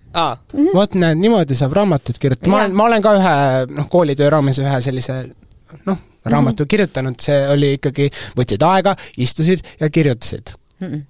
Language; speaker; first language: Estonian; native; Estonian